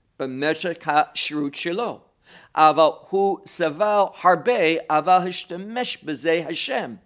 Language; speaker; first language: Hebrew; non-native, fluent; English